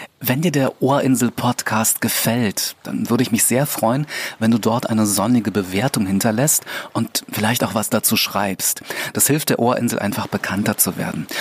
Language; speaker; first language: German; native; German